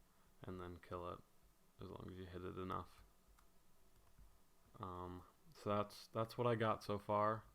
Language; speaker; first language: English; native; English